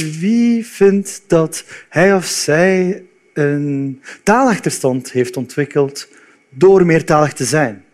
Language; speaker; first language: Dutch; early bilingual, other home language; Turkish